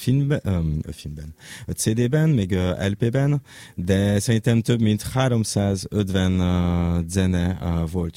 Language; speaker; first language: Hungarian; non-native, learner; French